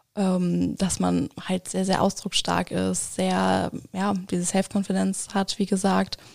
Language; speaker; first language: German; native; German